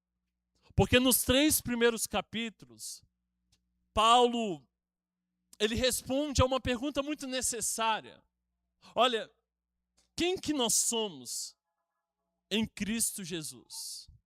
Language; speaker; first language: Portuguese; native; Portuguese